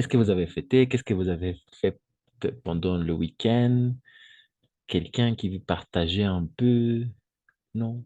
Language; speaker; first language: French; non-native, fluent; Spanish